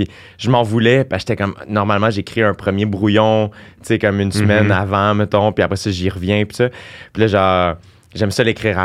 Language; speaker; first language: French; native; French